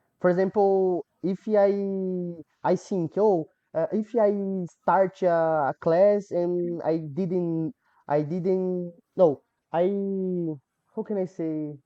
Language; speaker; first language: English; non-native, learner; Portuguese